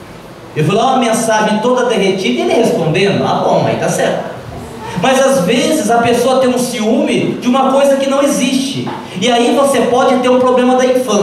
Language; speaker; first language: Portuguese; native; Portuguese